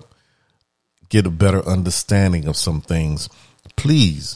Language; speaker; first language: English; native; English